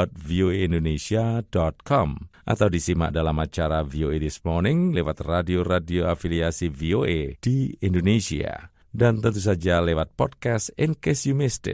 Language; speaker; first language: Indonesian; native; Indonesian